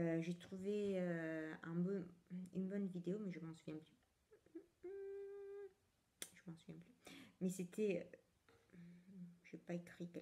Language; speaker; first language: French; non-native, fluent; Italian